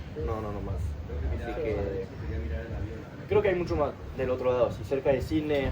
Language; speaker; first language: Spanish; non-native, fluent; French